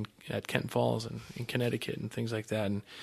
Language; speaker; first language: English; native; English